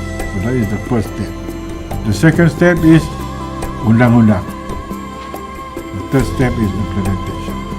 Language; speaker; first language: English; non-native, local second language; Malay